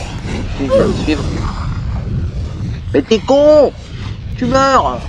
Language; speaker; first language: French; native; French